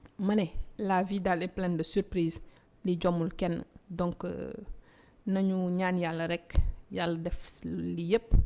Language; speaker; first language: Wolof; non-native, local second language; Fula